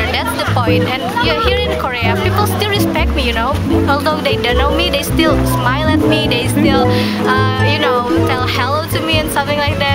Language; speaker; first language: English; non-native, local second language; Indonesian